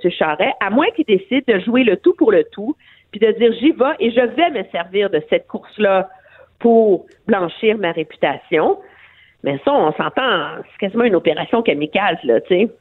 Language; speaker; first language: French; native; French